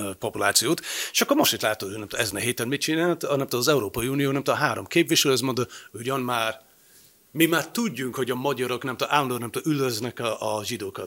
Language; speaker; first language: Hungarian; non-native, fluent; English